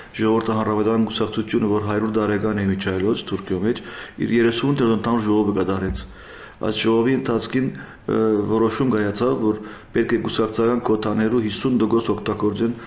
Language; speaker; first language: Armenian; early bilingual, heritage; Armenian